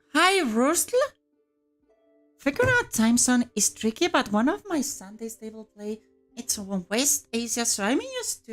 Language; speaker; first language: English; non-native, fluent; Spanish